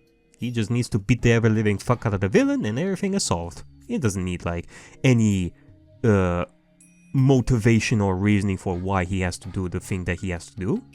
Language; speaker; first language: English; native; English